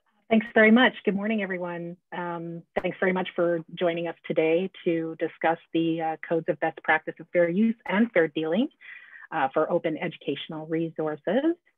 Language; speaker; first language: English; native; English